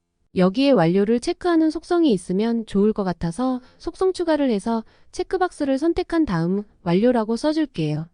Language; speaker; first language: Korean; native; Korean